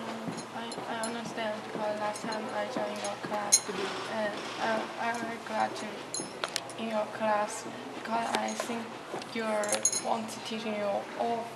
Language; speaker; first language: English; non-native, learner; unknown